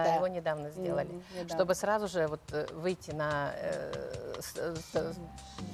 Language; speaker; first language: Russian; native; Russian